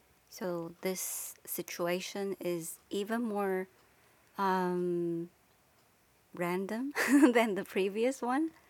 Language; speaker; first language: English; non-native, fluent; Chinese